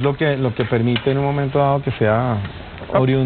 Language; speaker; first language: Spanish; native; Spanish